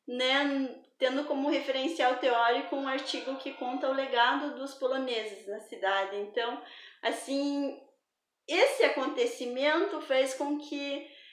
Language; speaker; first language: Portuguese; native; Portuguese